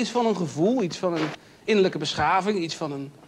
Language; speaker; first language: Dutch; native; Dutch